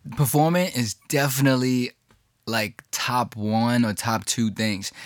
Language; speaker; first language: English; early bilingual, other home language; Chinese